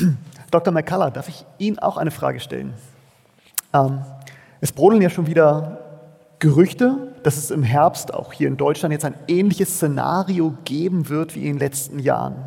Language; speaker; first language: German; native; German